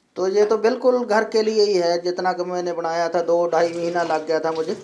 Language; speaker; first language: Hindi; non-native, local second language; Punjabi